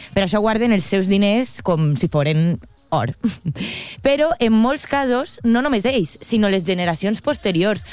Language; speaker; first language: Catalan; native; Catalan